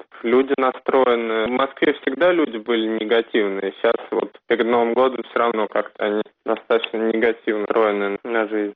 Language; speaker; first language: Russian; native; Russian